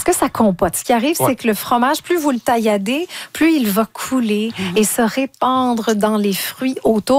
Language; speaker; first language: French; native; French